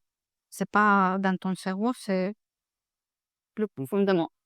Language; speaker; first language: French; non-native, learner; Russian